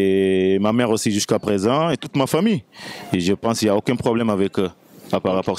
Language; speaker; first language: French; non-native, fluent; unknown